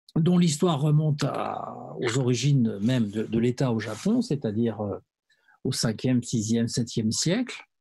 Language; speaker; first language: French; native; French